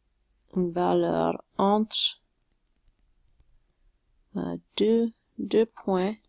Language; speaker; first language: French; non-native, local second language; English